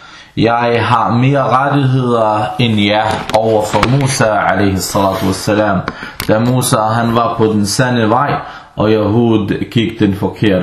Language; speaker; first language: Danish; early bilingual, other home language; Arabic